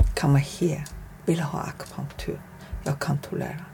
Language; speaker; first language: Swedish; non-native, learner; Chinese